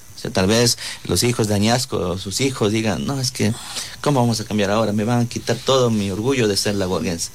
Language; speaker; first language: Spanish; non-native, local second language; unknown